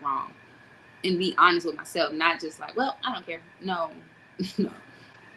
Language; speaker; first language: English; native; English